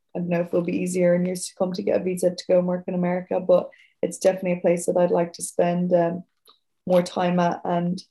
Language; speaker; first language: English; native; English